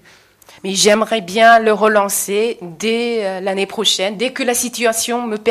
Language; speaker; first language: French; non-native, fluent; Chinese